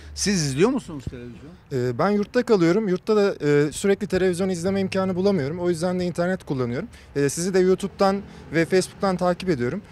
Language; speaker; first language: Turkish; native; Turkish